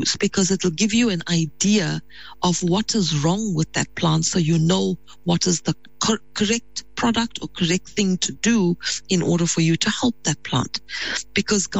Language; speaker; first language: English; native; English